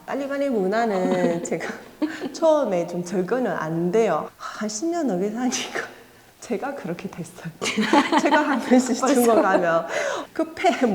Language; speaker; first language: Korean; non-native, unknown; Chinese